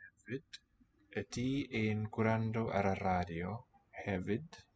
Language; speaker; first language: Welsh; non-native, learner; English